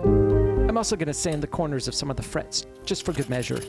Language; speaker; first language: English; native; English